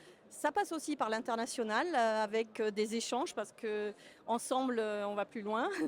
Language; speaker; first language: French; native; French